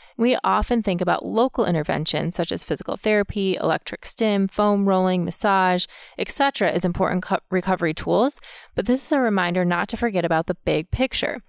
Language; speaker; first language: English; native; English